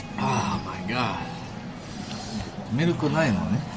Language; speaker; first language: Japanese; non-native, learner; English